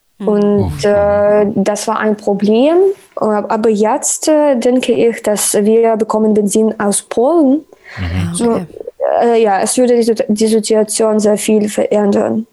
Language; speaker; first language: German; non-native, learner; Ukrainian